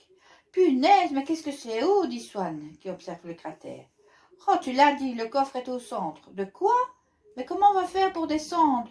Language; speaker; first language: French; native; French